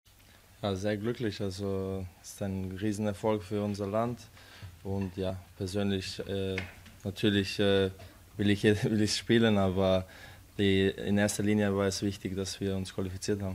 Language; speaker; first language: German; non-native, fluent; Serbian